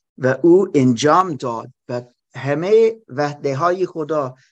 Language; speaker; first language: Persian; non-native, learner; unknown